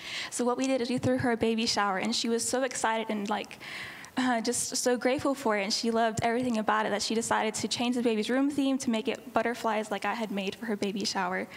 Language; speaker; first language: English; native; English